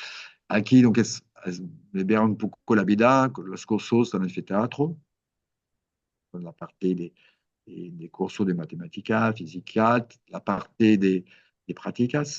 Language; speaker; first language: Spanish; non-native, learner; French